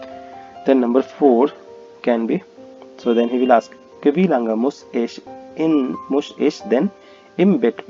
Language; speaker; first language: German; non-native, fluent; Hindi